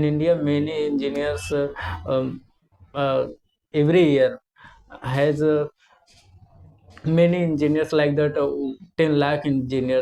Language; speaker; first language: English; non-native, learner; Hindi